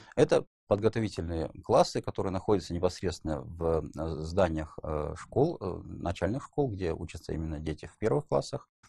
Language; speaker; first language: Russian; native; Russian